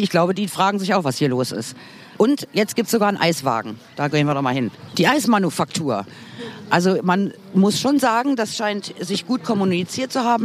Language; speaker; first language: German; native; German